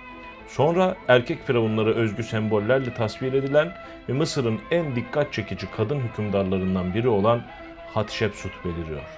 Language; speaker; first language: Turkish; native; Turkish